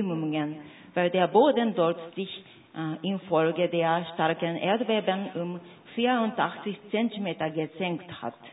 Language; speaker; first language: German; non-native, fluent; Japanese